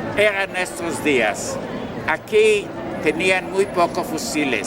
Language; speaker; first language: Spanish; non-native, learner; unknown